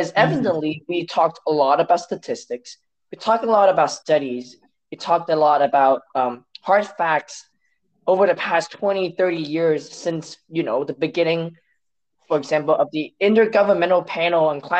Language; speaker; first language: English; non-native, local second language; Cantonese